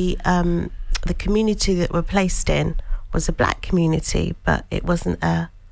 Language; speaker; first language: English; native; English